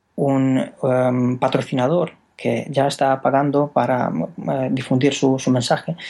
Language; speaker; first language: Spanish; non-native, fluent; Romanian